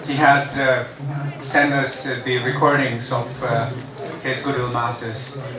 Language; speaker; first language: English; non-native, local second language; Nepali